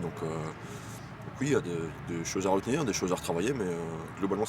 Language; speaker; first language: French; native; French